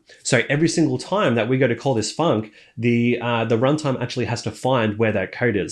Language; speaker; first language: English; native; English